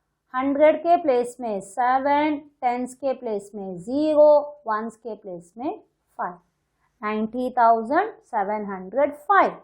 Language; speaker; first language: Hindi; non-native, local second language; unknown